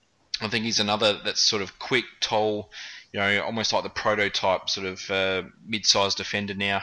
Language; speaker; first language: English; native; English